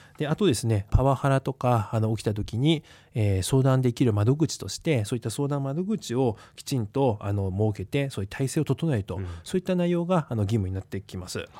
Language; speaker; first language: Japanese; native; Japanese